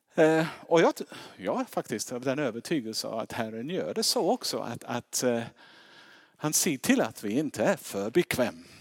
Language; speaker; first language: Swedish; non-native, fluent; English